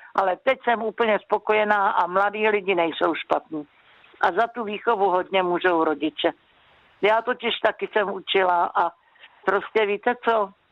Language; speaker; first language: Czech; native; Czech